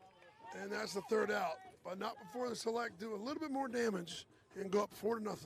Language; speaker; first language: English; native; English